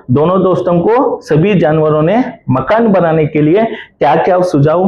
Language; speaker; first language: Hindi; non-native, local second language; Kannada